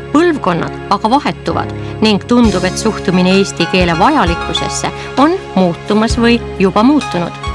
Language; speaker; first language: Estonian; native; Estonian